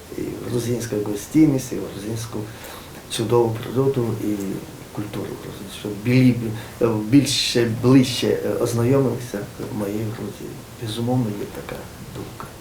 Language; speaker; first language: Ukrainian; non-native, fluent; Georgian